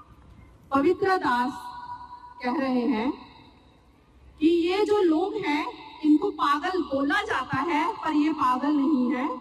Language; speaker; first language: Hindi; native; Hindi